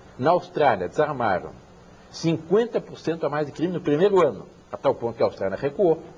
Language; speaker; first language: Portuguese; early bilingual, other home language; French